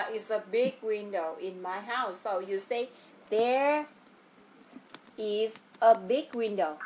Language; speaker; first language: English; non-native, fluent; Vietnamese